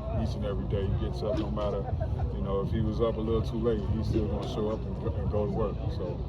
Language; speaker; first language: English; native; English